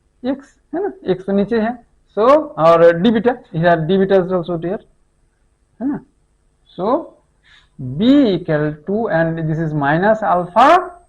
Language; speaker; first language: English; non-native, local second language; Hindi